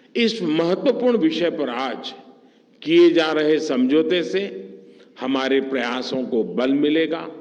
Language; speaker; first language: Hindi; non-native, local second language; Gujarati